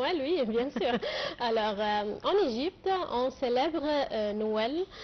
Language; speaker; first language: French; non-native, fluent; Arabic